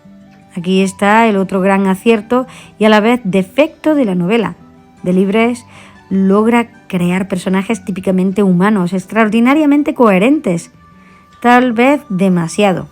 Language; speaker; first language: Spanish; native; Spanish